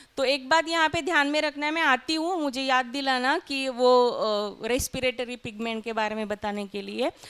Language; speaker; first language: Hindi; non-native, local second language; Marathi